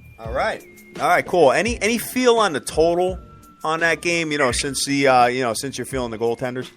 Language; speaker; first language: English; native; English